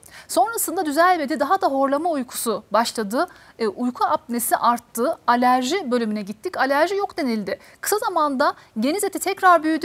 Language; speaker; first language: Turkish; native; Turkish